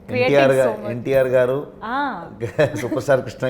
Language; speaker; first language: Telugu; non-native, learner; Kannada